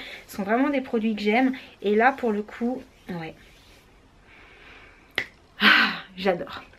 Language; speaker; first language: French; native; French